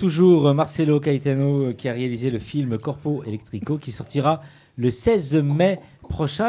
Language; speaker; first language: French; native; French